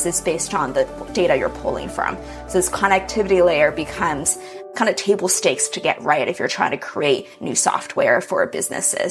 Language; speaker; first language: English; early bilingual, other home language; Chinese